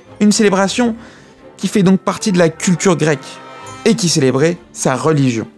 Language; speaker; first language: French; native; French